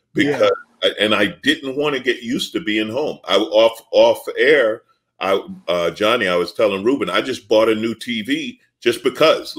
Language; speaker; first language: English; native; English